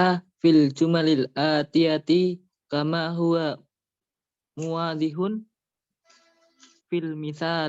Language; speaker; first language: Arabic; non-native, learner; Indonesian